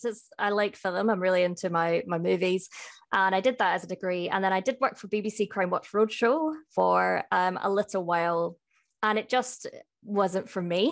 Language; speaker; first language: English; native; English